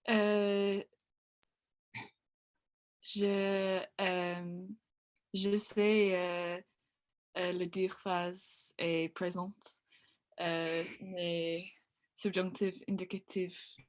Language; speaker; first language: French; non-native, learner; English